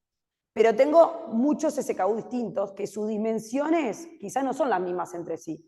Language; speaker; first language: Spanish; native; Spanish